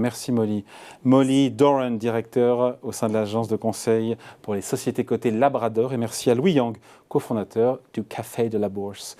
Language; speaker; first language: French; native; French